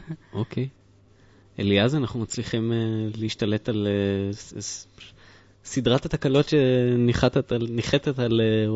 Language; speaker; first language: Hebrew; native; Hebrew